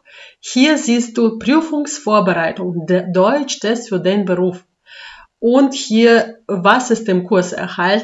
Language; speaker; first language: German; non-native, fluent; Russian